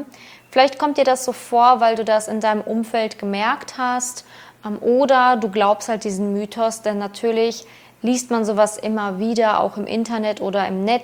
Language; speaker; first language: German; native; German